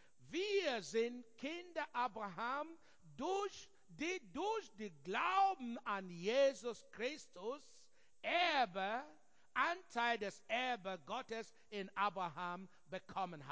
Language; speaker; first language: German; non-native, learner; English